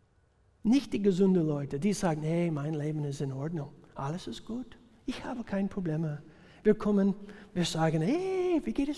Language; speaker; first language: German; non-native, fluent; English